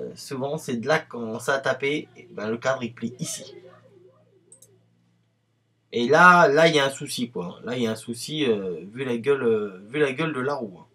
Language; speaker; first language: French; native; French